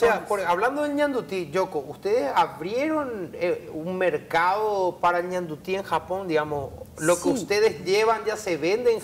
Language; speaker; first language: Spanish; native; Spanish